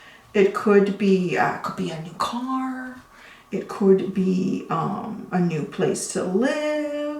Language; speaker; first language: English; native; English